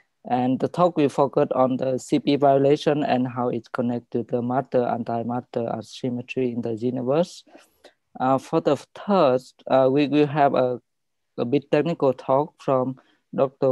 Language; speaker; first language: English; non-native, fluent; Vietnamese